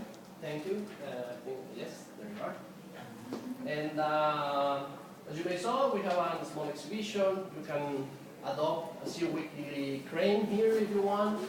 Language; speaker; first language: English; non-native, fluent; Spanish